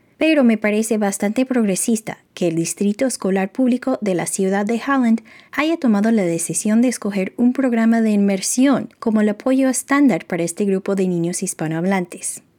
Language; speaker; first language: Spanish; non-native, fluent; English